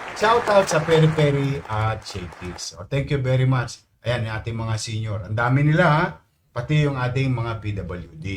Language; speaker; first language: Filipino; native; Filipino